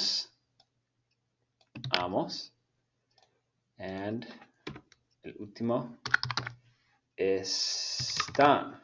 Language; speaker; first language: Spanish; non-native, fluent; English